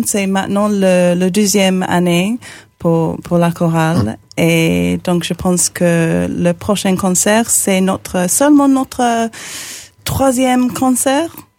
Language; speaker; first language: French; non-native, learner; English